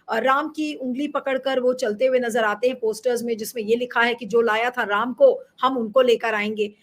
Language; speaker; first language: Hindi; native; Hindi